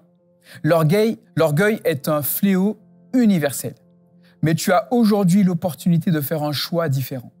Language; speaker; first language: French; native; French